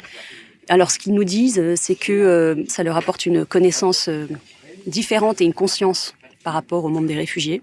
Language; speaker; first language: French; native; French